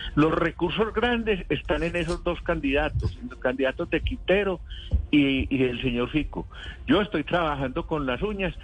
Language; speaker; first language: Spanish; native; Spanish